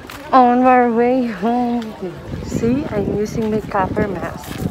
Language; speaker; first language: English; non-native, local second language; Filipino